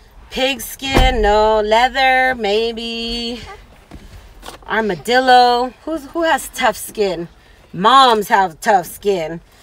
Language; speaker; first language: English; early bilingual, other home language; Spanish